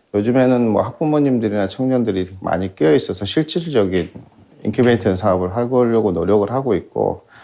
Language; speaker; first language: Korean; native; Korean